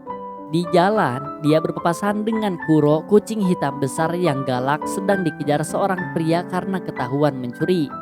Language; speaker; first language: Indonesian; native; Indonesian